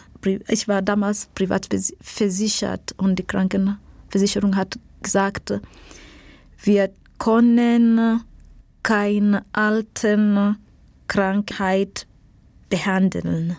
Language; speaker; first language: German; non-native, fluent; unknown